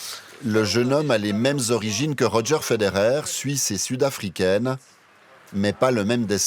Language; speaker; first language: French; native; French